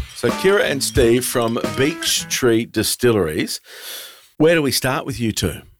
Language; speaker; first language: English; native; English